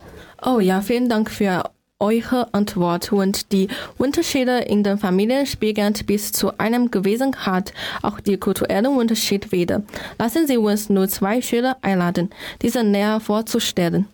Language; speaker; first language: German; non-native, learner; Chinese